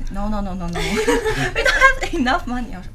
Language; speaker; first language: English; non-native, learner; Chinese